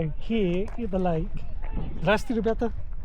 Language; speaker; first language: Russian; non-native, learner; English